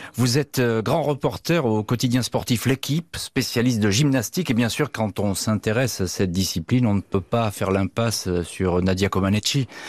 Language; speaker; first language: French; native; French